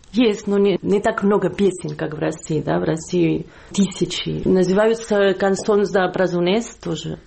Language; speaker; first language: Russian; non-native, fluent; Catalan